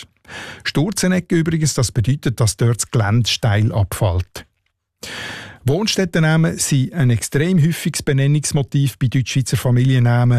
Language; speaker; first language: German; native; German